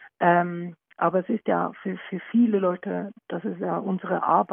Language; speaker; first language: German; non-native, learner; Norwegian